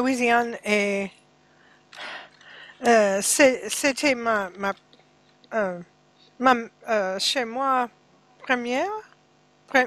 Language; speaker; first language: French; non-native, learner; English